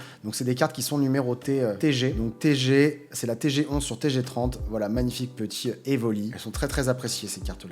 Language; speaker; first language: French; native; French